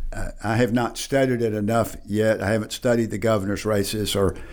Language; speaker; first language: English; native; English